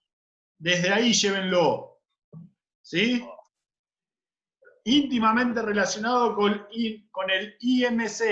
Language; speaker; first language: Spanish; native; Spanish